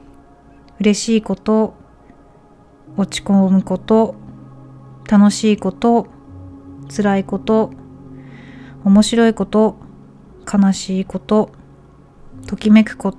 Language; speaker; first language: Japanese; native; Japanese